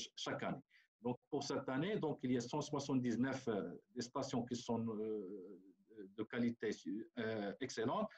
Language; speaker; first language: French; non-native, local second language; Arabic